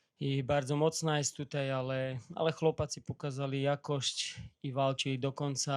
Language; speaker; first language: Polish; non-native, learner; Slovak